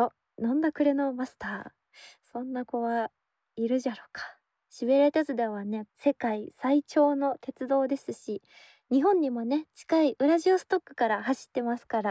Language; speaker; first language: Japanese; native; Japanese